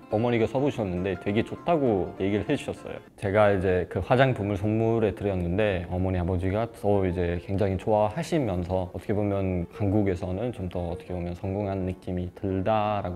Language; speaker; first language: Korean; non-native, fluent; Uzbek